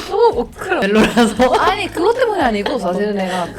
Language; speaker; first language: Korean; non-native, fluent; Portuguese